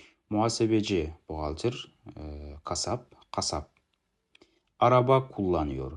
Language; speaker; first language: Turkish; non-native, fluent; Kazakh